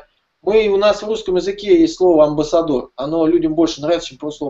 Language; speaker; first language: Russian; native; Russian